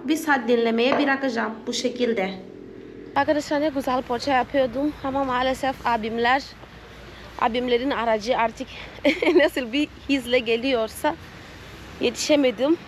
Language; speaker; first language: Turkish; non-native, fluent; Portuguese